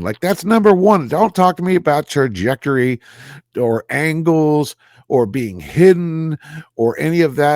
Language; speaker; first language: English; native; English